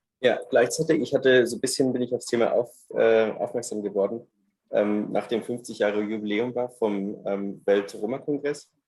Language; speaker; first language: German; native; German